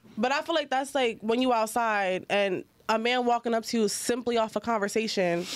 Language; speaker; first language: English; native; English